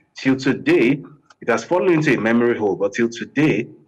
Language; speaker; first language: English; non-native, local second language; Yoruba